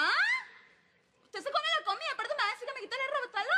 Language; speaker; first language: Spanish; native; Spanish